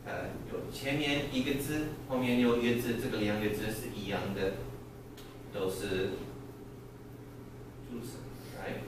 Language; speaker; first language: Chinese; non-native, fluent; English